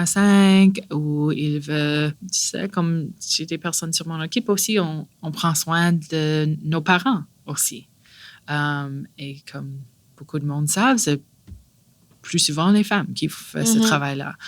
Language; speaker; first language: French; non-native, local second language; English